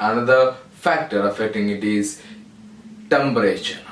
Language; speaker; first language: English; non-native, local second language; Malayalam